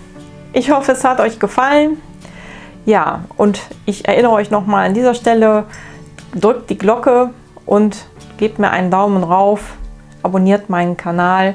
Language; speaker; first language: German; native; German